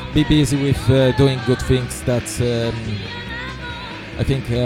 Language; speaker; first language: English; non-native, fluent; Polish